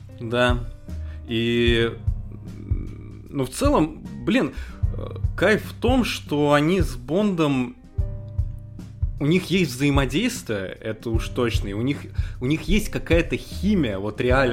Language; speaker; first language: Russian; native; Russian